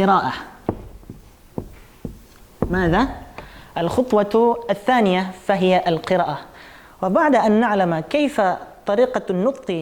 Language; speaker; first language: Arabic; non-native, fluent; Indonesian